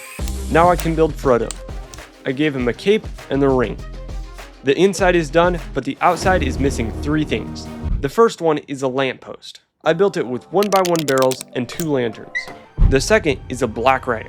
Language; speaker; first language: English; native; English